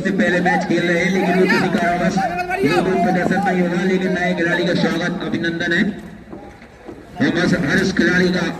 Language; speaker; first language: Hindi; native; Hindi